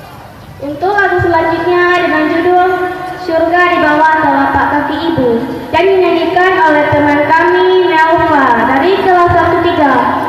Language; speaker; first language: Indonesian; native; Indonesian